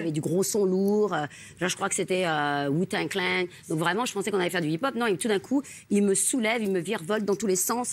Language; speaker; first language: French; non-native, fluent; English